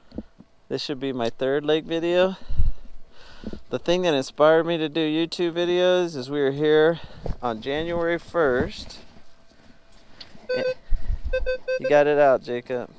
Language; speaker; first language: English; native; English